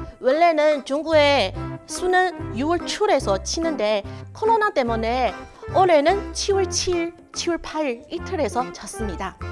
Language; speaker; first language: Korean; non-native, learner; Chinese